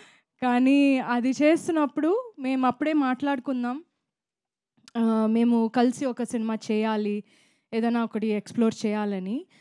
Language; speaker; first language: Telugu; non-native, local second language; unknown